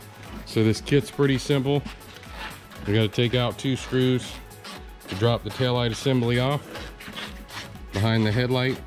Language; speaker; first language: English; native; English